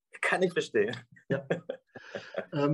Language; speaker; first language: German; non-native, fluent; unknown